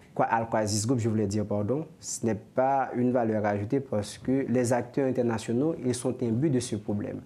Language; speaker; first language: French; non-native, local second language; Haitian Creole